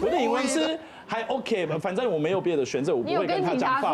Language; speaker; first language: Chinese; non-native, fluent; French